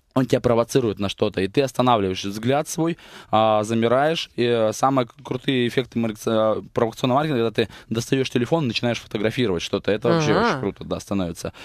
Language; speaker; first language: Russian; native; Russian